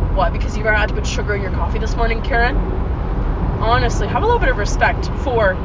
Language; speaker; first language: English; native; English